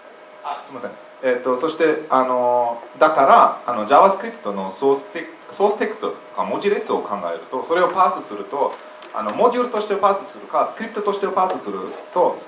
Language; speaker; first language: Japanese; non-native, fluent; English